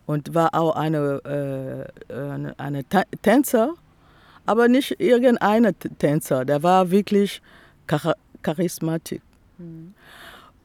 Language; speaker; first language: German; non-native, fluent; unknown